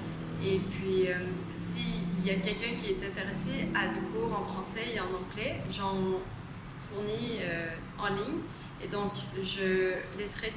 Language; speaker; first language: French; non-native, local second language; Japanese